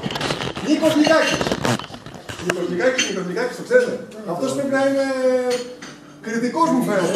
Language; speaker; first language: Greek; native; Greek